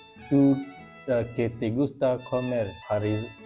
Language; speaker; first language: Spanish; non-native, learner; Malay